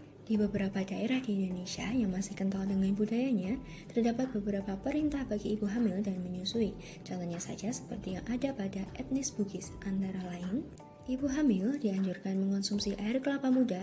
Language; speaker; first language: Indonesian; native; Indonesian